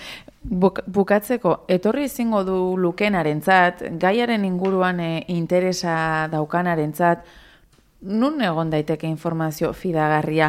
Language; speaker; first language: Basque; native; Basque